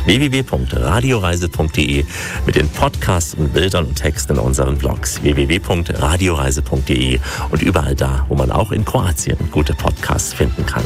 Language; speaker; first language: German; native; German